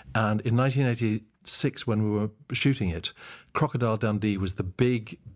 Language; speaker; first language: English; native; English